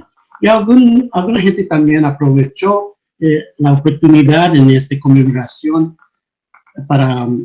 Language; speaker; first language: Spanish; non-native, fluent; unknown